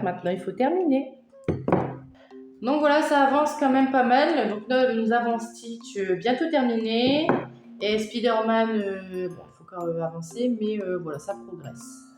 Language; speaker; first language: French; native; French